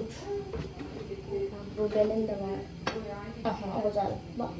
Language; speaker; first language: Turkish; non-native, learner; Hindi